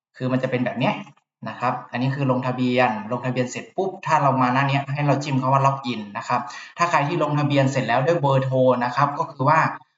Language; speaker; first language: Thai; native; Thai